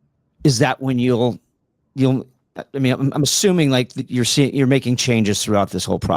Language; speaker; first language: English; native; English